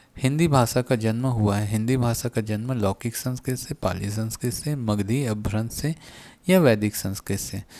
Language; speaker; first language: Hindi; native; Hindi